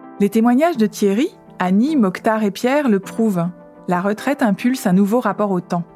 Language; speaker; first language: French; native; French